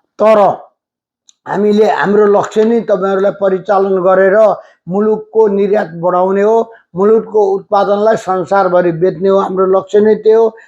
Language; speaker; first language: Nepali; native; Nepali